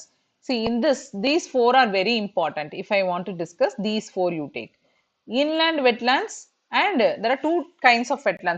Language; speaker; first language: English; non-native, local second language; Tamil